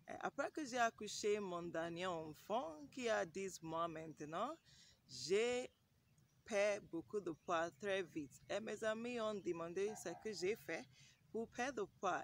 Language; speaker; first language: French; non-native, learner; English